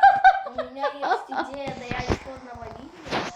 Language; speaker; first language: Russian; native; Russian